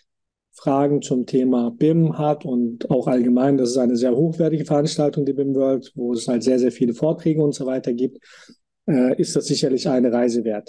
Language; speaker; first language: German; native; German